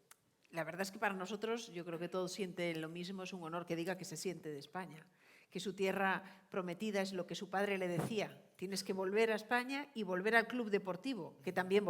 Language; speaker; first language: Spanish; native; Spanish